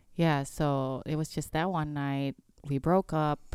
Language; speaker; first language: English; non-native, fluent; Indonesian